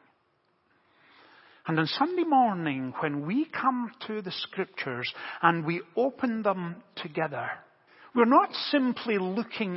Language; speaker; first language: English; native; English